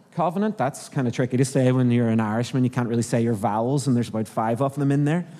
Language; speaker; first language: English; native; English